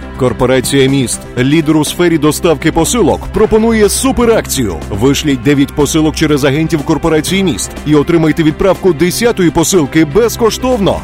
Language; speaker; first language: Ukrainian; native; Ukrainian